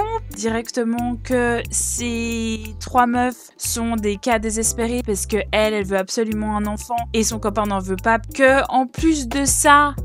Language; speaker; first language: French; native; French